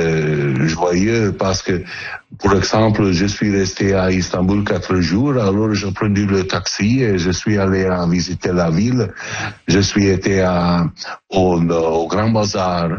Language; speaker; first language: French; non-native, learner; Italian